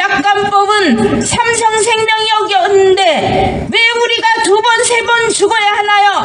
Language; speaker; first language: Korean; native; Korean